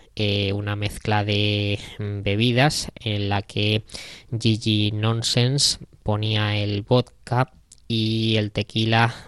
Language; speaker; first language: Spanish; native; Spanish